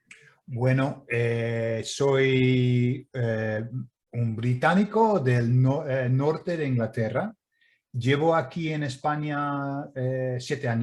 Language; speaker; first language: Spanish; non-native, fluent; English